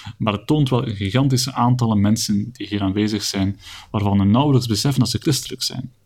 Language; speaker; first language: Dutch; native; Dutch